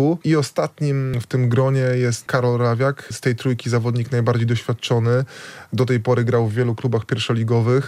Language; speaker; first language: Polish; native; Polish